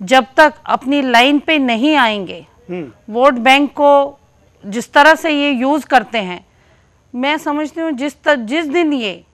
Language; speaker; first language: Hindi; native; Hindi